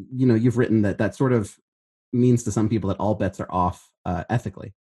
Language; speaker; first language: English; native; English